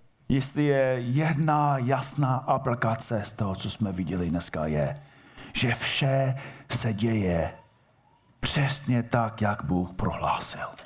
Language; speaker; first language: Czech; non-native, fluent; English